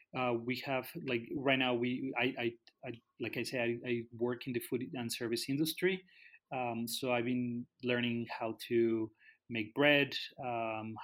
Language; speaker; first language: English; non-native, fluent; Spanish